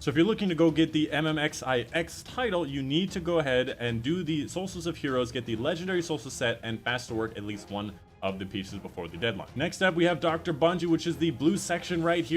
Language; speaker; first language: English; native; English